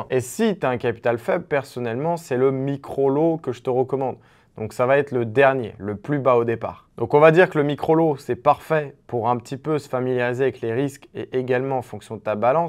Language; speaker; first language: French; native; French